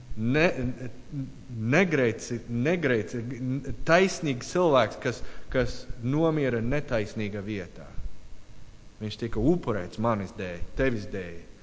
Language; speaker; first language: Latvian; non-native, learner; English